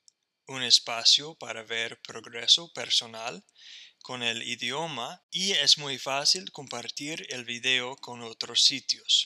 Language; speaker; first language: Spanish; non-native, fluent; English